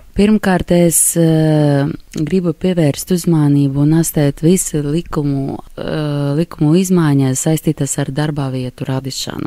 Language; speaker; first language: Latvian; non-native, local second language; Russian